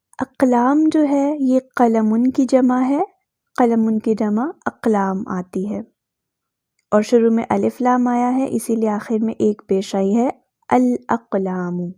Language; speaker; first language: Urdu; native; Urdu